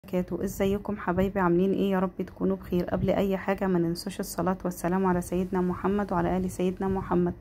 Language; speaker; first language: Arabic; native; Arabic